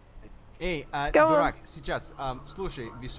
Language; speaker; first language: Russian; early bilingual, heritage; Russian